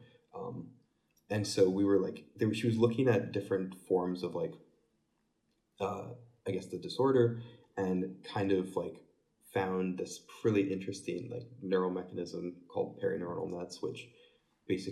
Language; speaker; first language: English; native; English